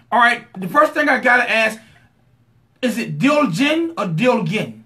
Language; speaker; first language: English; native; English